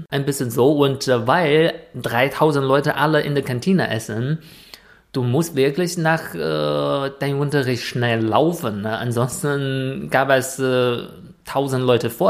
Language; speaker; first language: German; non-native, fluent; Chinese